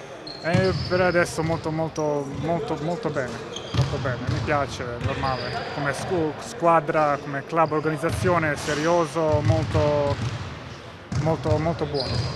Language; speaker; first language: Italian; non-native, learner; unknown